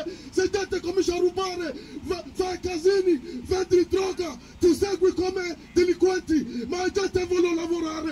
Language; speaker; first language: Italian; non-native, learner; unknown